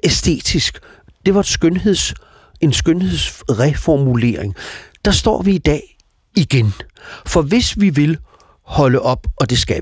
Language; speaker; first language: Danish; native; Danish